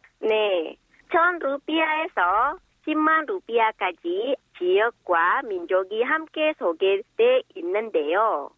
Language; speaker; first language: Korean; non-native, fluent; Indonesian